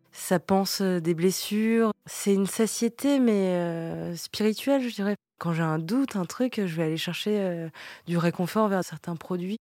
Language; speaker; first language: French; early bilingual, other home language; Vietnamese